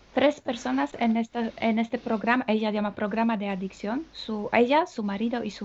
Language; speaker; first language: Spanish; non-native, fluent; Polish